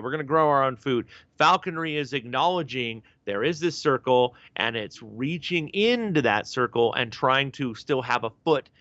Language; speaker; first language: English; native; English